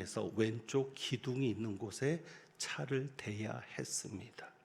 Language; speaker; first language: Korean; native; Korean